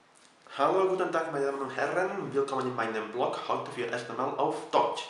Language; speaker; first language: German; non-native, fluent; Catalan